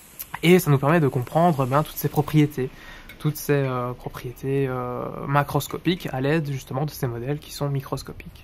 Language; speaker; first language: French; native; French